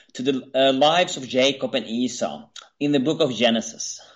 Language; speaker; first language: English; non-native, fluent; Swedish